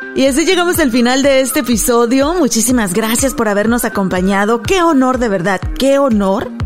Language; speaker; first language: Spanish; native; Spanish